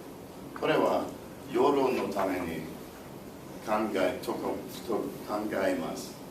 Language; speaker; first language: Japanese; non-native, learner; English